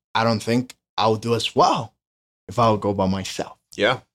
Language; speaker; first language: English; non-native, fluent; Spanish